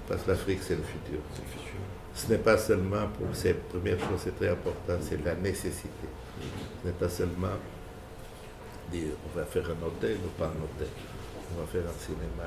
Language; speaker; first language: French; non-native, fluent; Portuguese